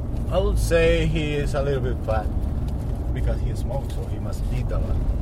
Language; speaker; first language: English; non-native, fluent; Spanish